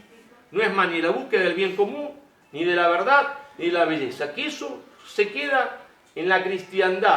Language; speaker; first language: Spanish; native; Spanish